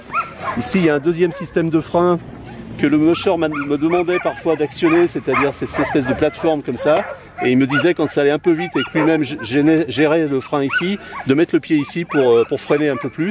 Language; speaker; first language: French; native; French